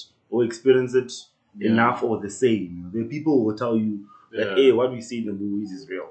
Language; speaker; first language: English; non-native, local second language; Northern Sotho